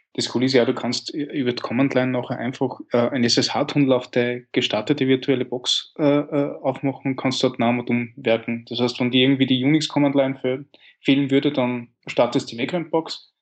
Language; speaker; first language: German; native; German